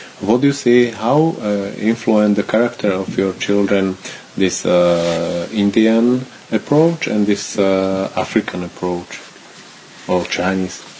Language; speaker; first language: English; non-native, learner; Slovak